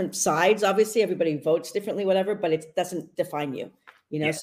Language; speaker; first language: English; native; English